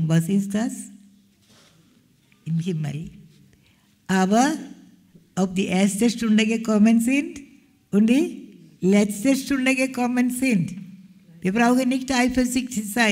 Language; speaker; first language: German; non-native, fluent; Malayalam